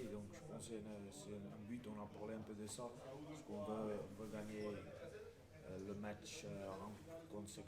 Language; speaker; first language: French; non-native, fluent; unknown